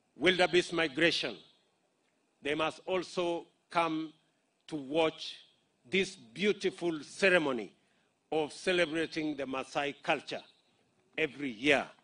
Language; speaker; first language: English; non-native, local second language; Kalenjin